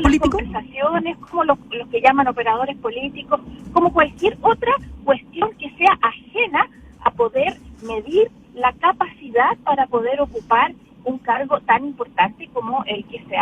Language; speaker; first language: Spanish; native; Spanish